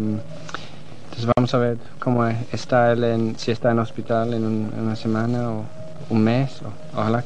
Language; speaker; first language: Spanish; non-native, fluent; English